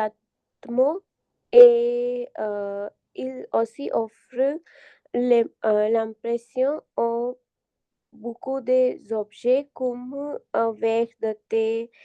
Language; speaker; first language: French; non-native, learner; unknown